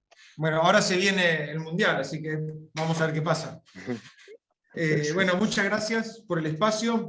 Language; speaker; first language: Spanish; native; Spanish